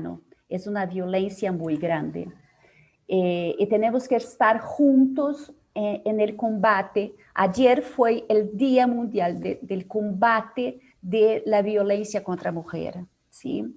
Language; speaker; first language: Spanish; non-native, fluent; Portuguese